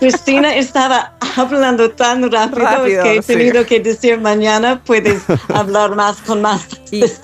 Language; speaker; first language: Spanish; non-native, fluent; English